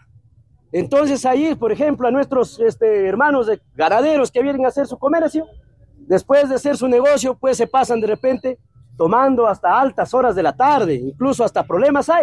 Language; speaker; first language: Spanish; native; Spanish